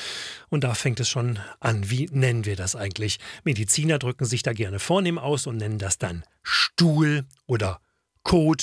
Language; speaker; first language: German; native; German